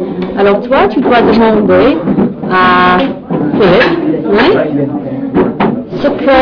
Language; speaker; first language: French; non-native, fluent; English